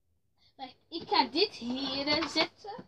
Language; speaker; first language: Dutch; early bilingual, other home language; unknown